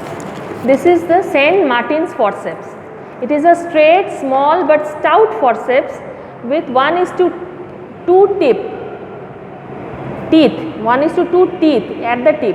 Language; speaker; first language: English; non-native, local second language; Bangla